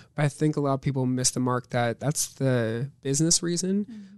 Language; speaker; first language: English; native; English